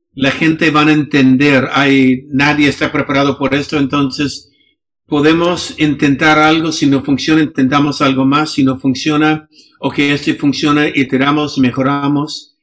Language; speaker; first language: Spanish; non-native, fluent; English